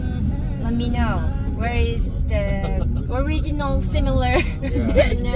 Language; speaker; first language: English; non-native, learner; Korean